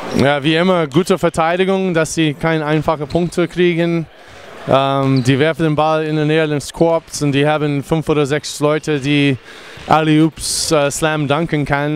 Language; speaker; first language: German; non-native, fluent; English